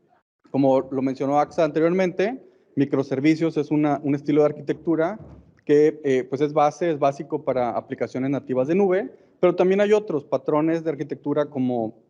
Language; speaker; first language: Spanish; native; Spanish